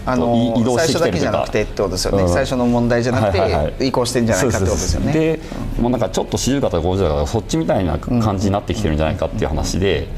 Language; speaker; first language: Japanese; native; Japanese